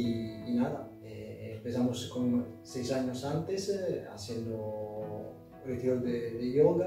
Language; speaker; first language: Spanish; non-native, learner; Italian